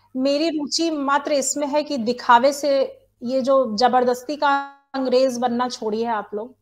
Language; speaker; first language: Hindi; native; Hindi